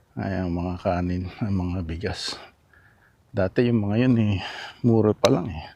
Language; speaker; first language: Filipino; native; Filipino